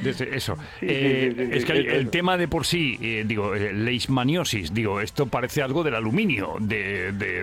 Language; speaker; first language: Spanish; native; Spanish